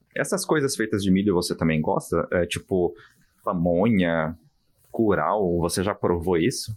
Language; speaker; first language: Portuguese; native; Portuguese